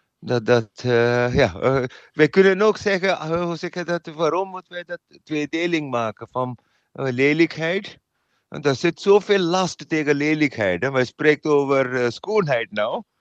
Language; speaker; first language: Dutch; non-native, learner; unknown